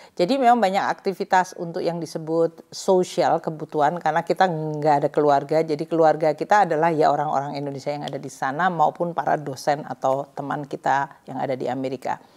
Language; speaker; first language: Indonesian; native; Indonesian